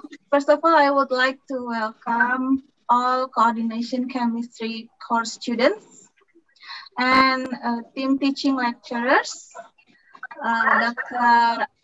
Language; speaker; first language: English; non-native, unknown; Sundanese